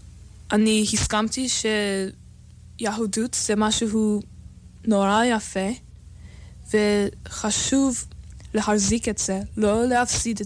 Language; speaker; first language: Hebrew; non-native, learner; English